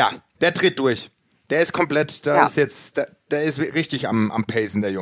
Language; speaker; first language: German; native; German